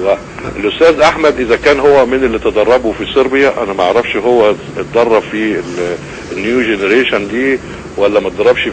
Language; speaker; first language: Arabic; native; Arabic